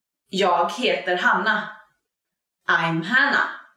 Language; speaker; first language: Swedish; native; Swedish